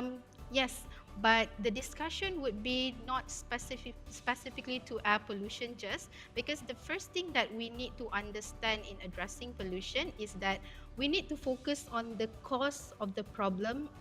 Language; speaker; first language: English; non-native, fluent; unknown